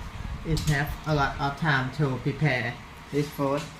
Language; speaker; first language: English; non-native, learner; Thai